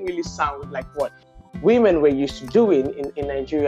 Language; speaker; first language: English; non-native, local second language; Yoruba